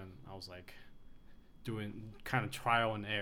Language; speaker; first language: English; early bilingual, other home language; Chinese